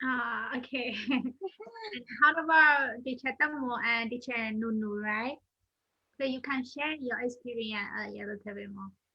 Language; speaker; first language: English; non-native, learner; Burmese